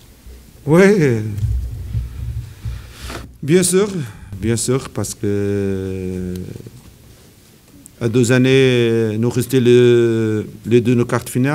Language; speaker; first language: French; non-native, learner; Portuguese